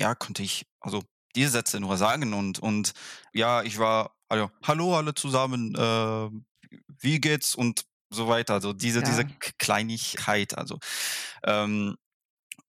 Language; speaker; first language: German; non-native, fluent; Arabic